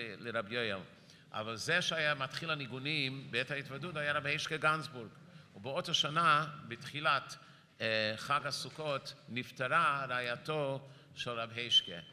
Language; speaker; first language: Hebrew; early bilingual, heritage; Yiddish